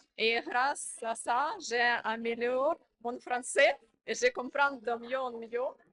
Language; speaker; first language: French; non-native, learner; Ukrainian